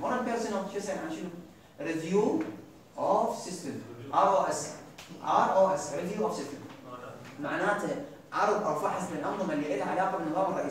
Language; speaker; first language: Arabic; native; Arabic